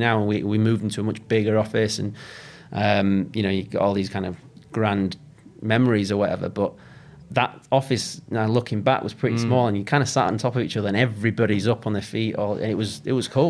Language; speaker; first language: English; native; English